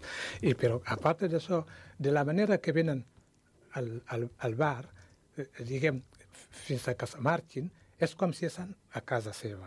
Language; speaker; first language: Catalan; non-native, learner; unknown